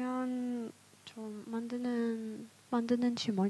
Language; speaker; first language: Korean; non-native, fluent; Russian